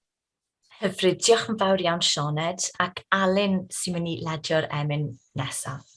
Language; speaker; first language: Welsh; native; Welsh